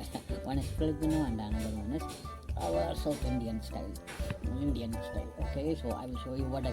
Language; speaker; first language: English; non-native, learner; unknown